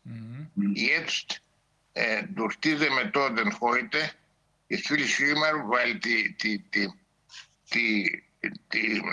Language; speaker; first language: German; non-native, learner; Greek